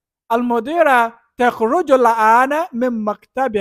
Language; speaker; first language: Arabic; non-native, fluent; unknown